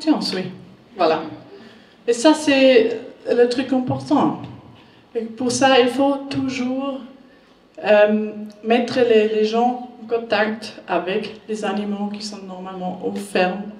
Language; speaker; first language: French; non-native, learner; German